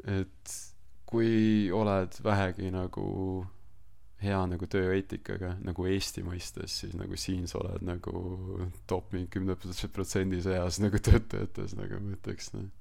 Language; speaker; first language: Estonian; early bilingual, other home language; Russian